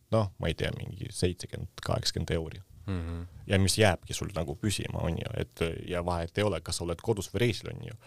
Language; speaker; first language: Estonian; non-native, local second language; Russian